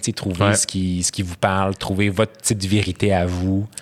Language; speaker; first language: French; early bilingual, other home language; Arabic